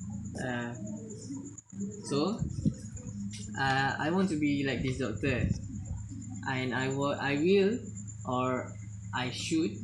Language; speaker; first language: English; non-native, learner; Malay